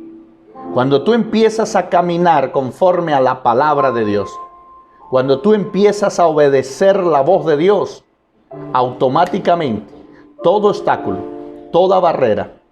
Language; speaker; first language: Spanish; native; Spanish